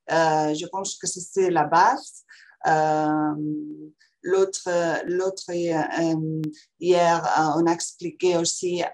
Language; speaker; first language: French; non-native, fluent; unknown